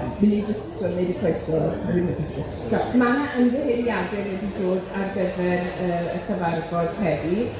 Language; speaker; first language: Welsh; native; Welsh